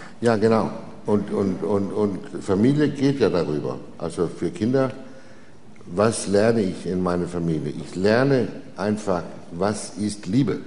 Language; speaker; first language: German; non-native, fluent; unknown